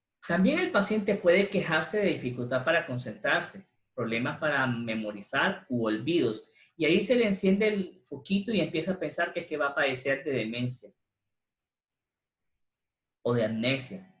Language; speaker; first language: Spanish; native; Spanish